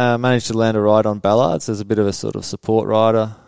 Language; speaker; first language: English; early bilingual, other home language; Swedish